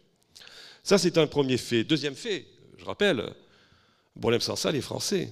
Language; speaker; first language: French; native; French